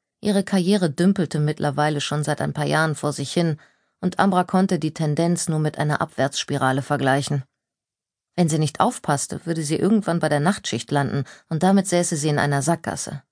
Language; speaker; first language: German; native; German